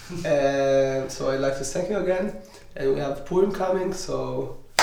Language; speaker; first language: English; non-native, fluent; Hebrew